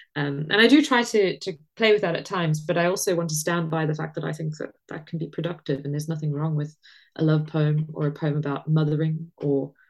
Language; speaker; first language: English; native; English